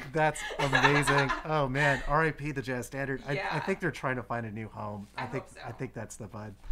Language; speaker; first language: English; native; English